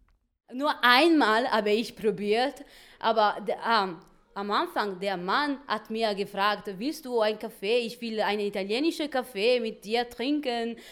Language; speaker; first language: German; non-native, learner; Italian